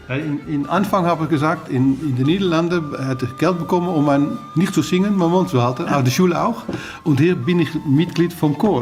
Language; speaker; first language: German; non-native, learner; Dutch